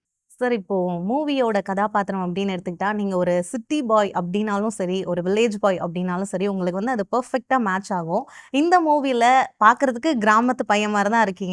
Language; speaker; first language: Tamil; native; Tamil